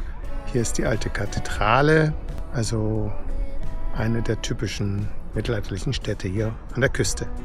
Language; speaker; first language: German; native; German